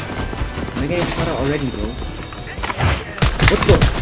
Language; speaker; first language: English; native; English